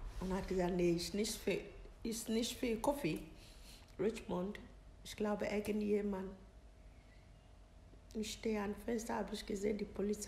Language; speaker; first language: German; non-native, learner; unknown